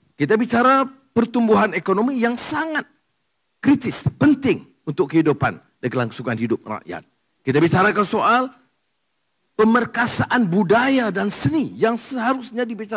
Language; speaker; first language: Malay; native; Malay